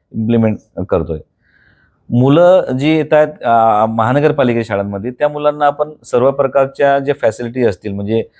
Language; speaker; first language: Marathi; non-native, local second language; Bhili